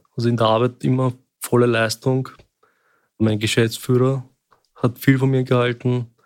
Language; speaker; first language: German; early bilingual, other home language; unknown